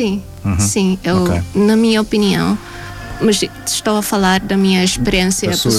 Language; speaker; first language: Portuguese; non-native, fluent; Thai